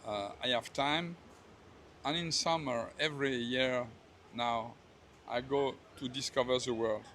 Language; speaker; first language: English; non-native, learner; French